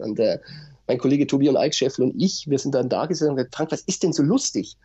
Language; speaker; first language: German; native; German